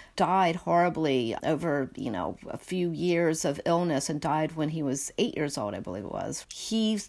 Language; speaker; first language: English; native; English